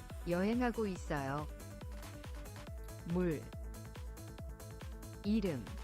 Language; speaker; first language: Korean; non-native, learner; English